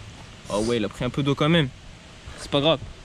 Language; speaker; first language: French; native; French